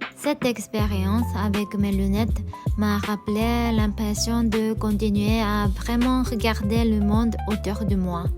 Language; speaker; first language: French; non-native, fluent; Japanese